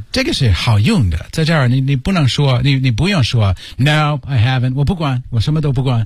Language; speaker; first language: Chinese; non-native, learner; English